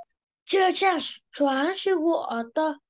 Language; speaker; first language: Chinese; non-native, learner; Vietnamese